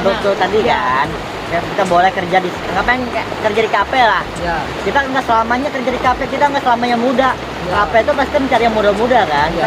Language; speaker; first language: Indonesian; native; Indonesian